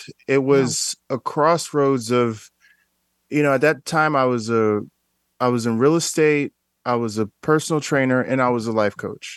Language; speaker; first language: English; native; English